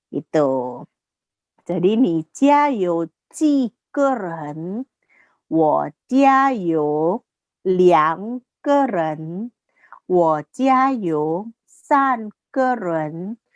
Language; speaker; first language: Chinese; non-native, fluent; Indonesian